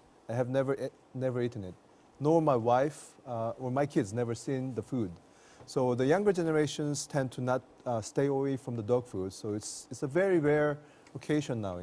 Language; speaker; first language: English; non-native, fluent; Korean